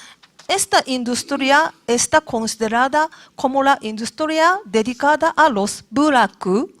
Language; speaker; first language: Spanish; non-native, learner; Japanese